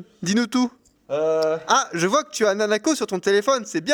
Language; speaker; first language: French; native; French